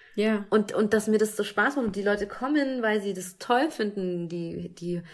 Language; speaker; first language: German; native; German